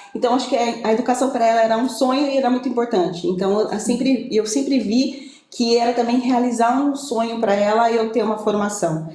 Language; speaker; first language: Portuguese; native; Portuguese